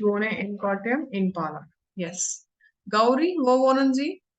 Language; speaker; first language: German; non-native, learner; Hindi